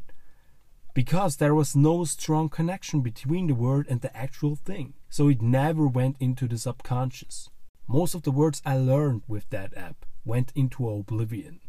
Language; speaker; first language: English; non-native, fluent; German